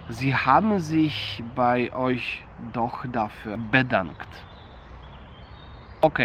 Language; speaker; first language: German; non-native, fluent; Polish